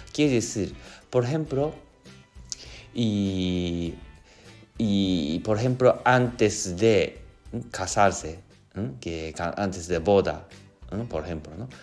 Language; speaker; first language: Spanish; non-native, learner; Japanese